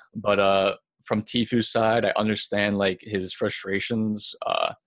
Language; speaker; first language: English; native; English